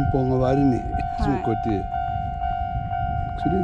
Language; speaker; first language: Japanese; native; Japanese